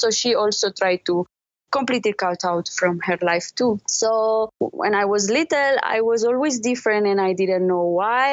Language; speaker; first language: English; non-native, learner; Italian